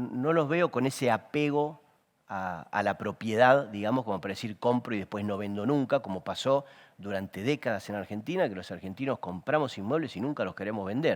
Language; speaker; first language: Spanish; native; Spanish